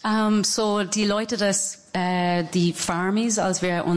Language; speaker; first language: German; non-native, fluent; English